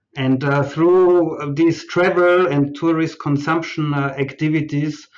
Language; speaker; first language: English; non-native, fluent; German